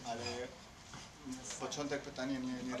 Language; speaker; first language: Polish; non-native, learner; Spanish